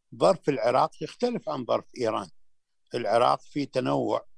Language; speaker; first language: Arabic; native; Arabic